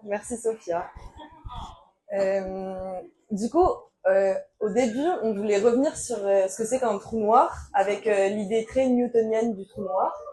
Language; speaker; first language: French; native; French